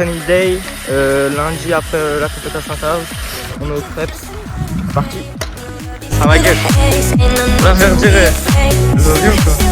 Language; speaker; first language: French; native; French